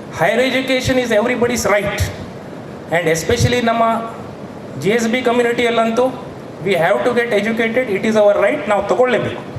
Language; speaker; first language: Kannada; non-native, local second language; Konkani